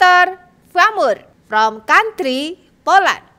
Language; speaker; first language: English; non-native, learner; Indonesian